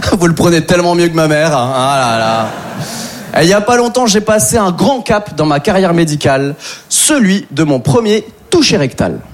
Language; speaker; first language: French; native; French